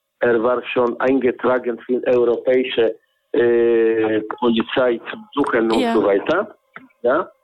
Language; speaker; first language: German; non-native, learner; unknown